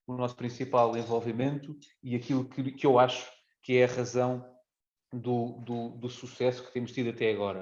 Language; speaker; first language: Portuguese; native; Portuguese